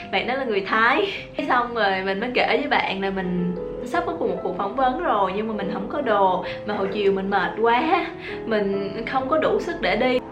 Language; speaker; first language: Vietnamese; native; Vietnamese